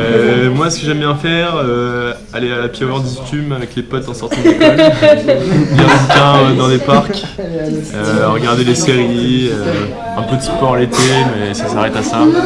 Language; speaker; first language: French; native; French